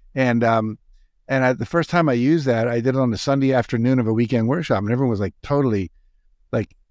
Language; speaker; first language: English; native; English